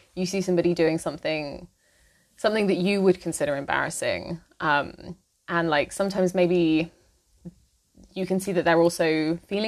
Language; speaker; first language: English; native; English